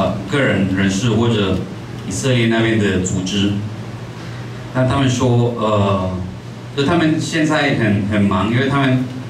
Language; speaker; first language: Chinese; native; Chinese